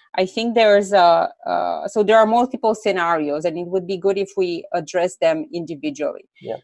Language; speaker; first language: English; non-native, fluent; Romanian